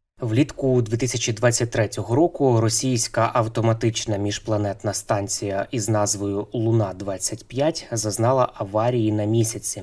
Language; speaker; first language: Ukrainian; native; Ukrainian